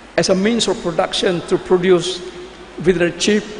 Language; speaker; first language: English; non-native, local second language; Malay